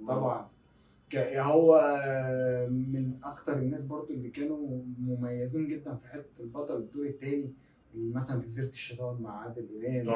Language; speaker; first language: Arabic; native; Arabic